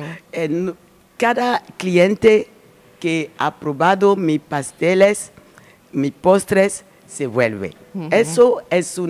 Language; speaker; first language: Spanish; non-native, learner; French